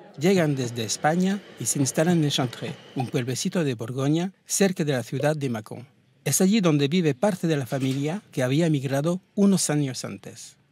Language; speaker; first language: Spanish; early bilingual, heritage; Spanish